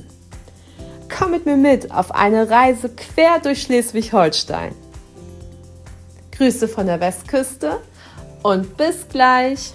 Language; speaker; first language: German; native; German